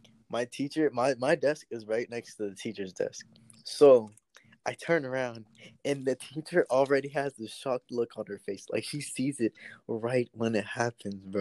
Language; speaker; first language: English; native; English